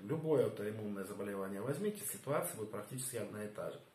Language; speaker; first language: Russian; native; Russian